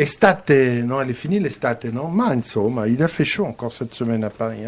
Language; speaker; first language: French; native; French